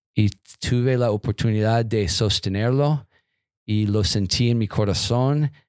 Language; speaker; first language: Spanish; non-native, learner; English